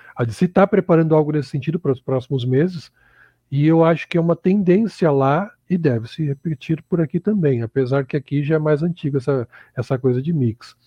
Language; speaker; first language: Portuguese; native; Portuguese